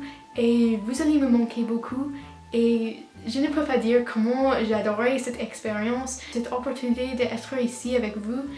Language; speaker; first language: French; non-native, learner; English